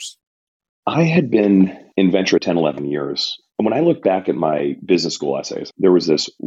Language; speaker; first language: English; native; English